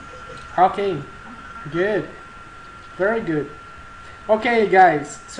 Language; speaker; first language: English; non-native, fluent; Spanish